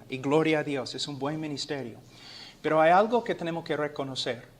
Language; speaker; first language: Spanish; non-native, fluent; English